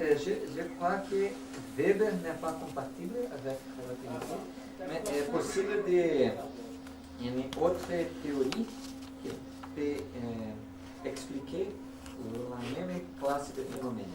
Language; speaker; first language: French; non-native, learner; Portuguese